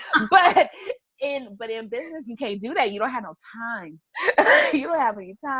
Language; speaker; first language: English; native; English